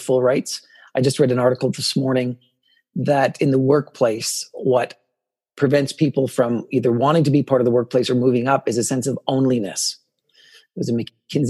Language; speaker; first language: English; native; English